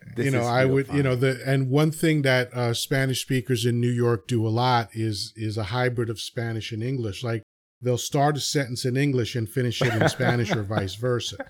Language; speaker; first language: English; early bilingual, other home language; Spanish